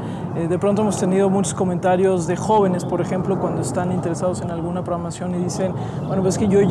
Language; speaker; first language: Spanish; native; Spanish